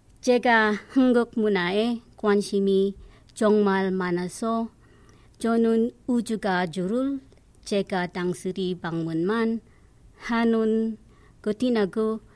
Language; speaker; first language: Korean; non-native, learner; English